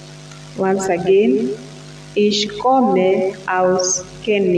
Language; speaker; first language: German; non-native, learner; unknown